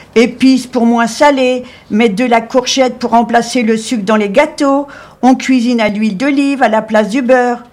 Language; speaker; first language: French; native; French